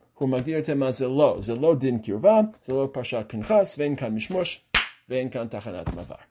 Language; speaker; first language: Hebrew; non-native, fluent; English